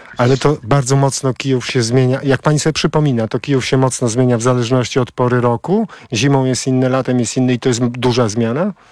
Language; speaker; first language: Polish; native; Polish